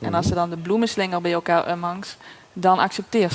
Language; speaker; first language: Dutch; native; Dutch